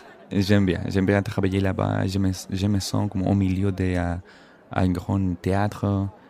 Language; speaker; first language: French; non-native, fluent; Spanish